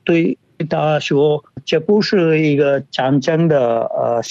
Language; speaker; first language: Chinese; non-native, fluent; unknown